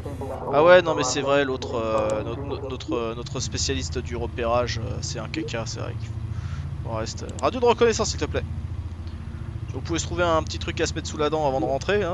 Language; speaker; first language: French; native; French